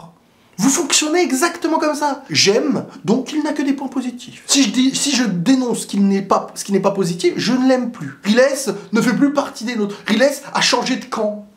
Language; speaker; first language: French; native; French